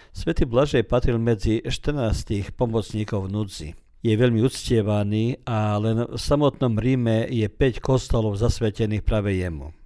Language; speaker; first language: Slovak; early bilingual, heritage; Slovak